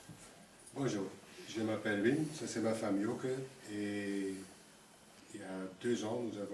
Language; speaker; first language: French; non-native, local second language; Dutch